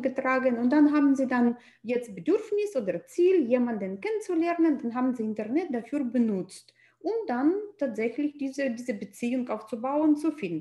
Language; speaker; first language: German; non-native, fluent; Russian